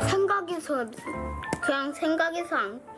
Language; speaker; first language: Korean; early bilingual, other home language; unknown